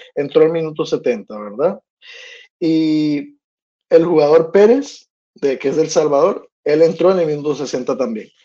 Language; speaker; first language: Spanish; early bilingual, heritage; Spanish